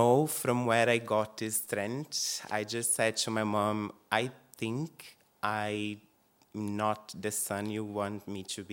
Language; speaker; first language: English; non-native, fluent; Portuguese